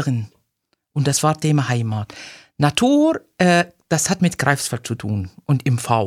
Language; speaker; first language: German; non-native, fluent; Arabic